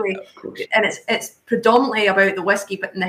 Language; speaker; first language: English; native; English